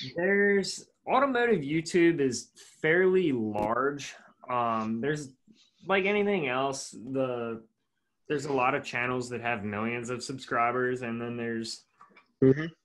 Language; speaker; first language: English; native; English